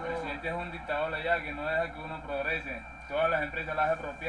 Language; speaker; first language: Spanish; native; Spanish